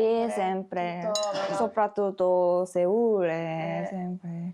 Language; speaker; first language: Italian; non-native, learner; Korean